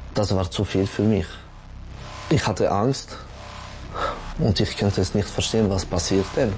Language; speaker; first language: German; non-native, learner; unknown